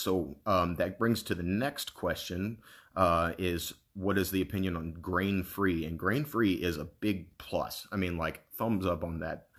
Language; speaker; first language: English; native; English